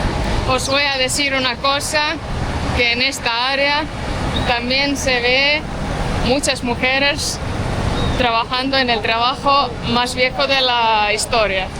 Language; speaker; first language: Spanish; non-native, fluent; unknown